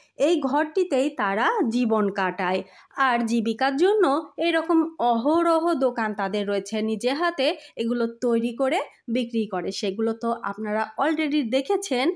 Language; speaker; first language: Bangla; native; Bangla